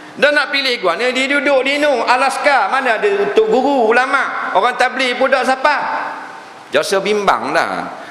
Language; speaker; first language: Malay; native; Malay